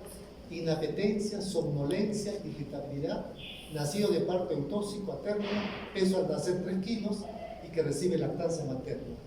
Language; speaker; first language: Spanish; native; Spanish